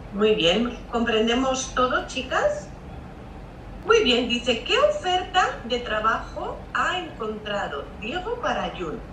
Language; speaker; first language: Spanish; native; Spanish